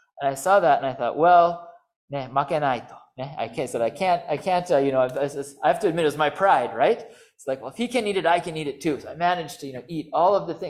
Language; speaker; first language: English; native; English